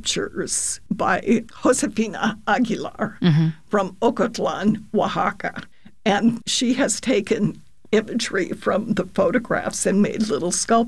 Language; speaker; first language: English; native; English